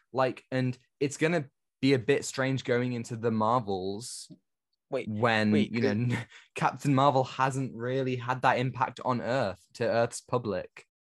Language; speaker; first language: English; native; English